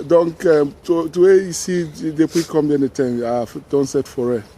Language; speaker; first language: French; non-native, learner; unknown